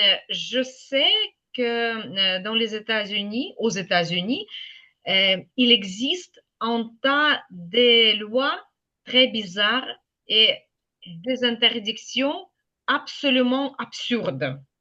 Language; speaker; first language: French; non-native, fluent; Ukrainian